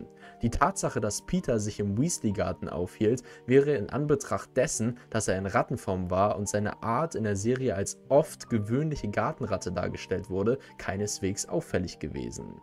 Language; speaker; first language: German; native; German